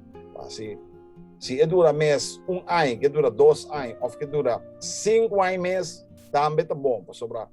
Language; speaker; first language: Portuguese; non-native, learner; Papiamento